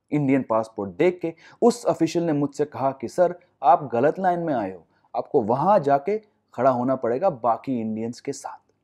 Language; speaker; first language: Hindi; non-native, local second language; English